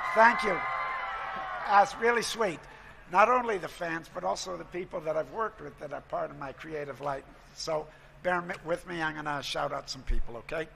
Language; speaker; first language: English; native; English